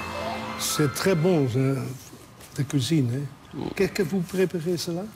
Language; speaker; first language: French; non-native, learner; Dutch